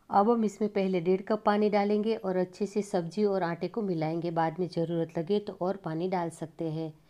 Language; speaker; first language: Hindi; non-native, local second language; Gujarati